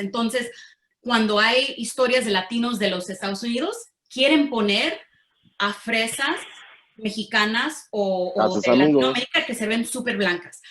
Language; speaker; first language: Spanish; early bilingual, heritage; Spanish